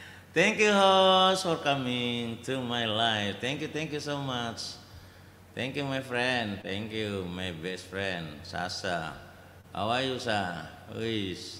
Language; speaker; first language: English; non-native, learner; Indonesian